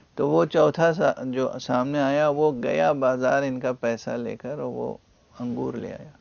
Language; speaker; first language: Urdu; native; Urdu